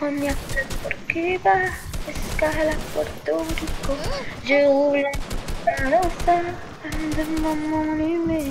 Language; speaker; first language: French; native; French